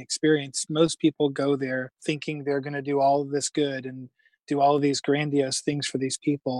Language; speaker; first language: English; native; English